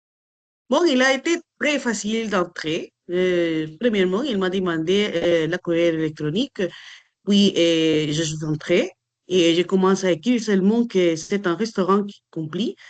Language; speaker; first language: French; non-native, fluent; Spanish